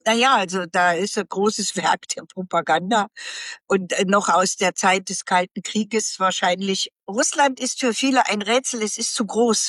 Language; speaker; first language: German; native; German